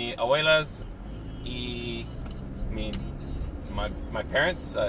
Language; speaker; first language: Spanish; non-native, learner; English